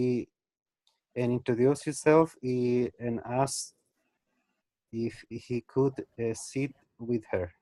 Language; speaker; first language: English; non-native, learner; Spanish